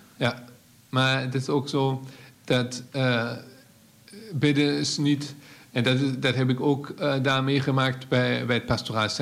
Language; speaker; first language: Dutch; non-native, fluent; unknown